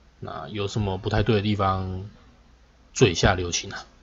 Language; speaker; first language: Chinese; native; Chinese